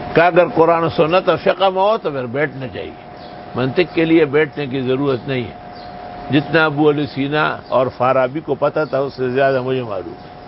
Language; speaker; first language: Urdu; non-native, local second language; Pashto